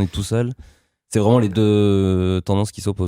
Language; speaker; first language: French; native; French